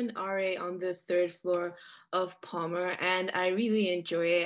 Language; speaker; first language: English; non-native, local second language; Yoruba